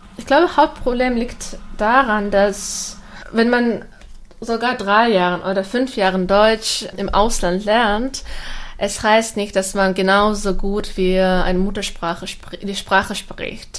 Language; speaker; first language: German; non-native, fluent; Russian